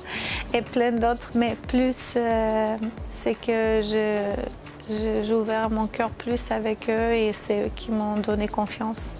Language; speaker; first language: French; non-native, fluent; Armenian